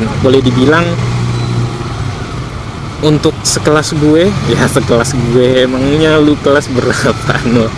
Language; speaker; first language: Indonesian; native; Indonesian